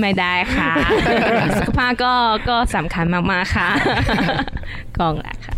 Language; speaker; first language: Thai; non-native, learner; Chinese